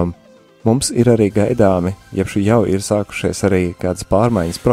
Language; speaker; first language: Latvian; native; Latvian